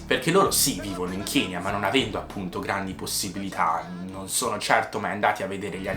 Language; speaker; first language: Italian; native; Italian